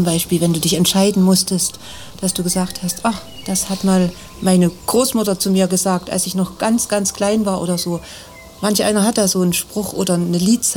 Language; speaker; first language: German; native; German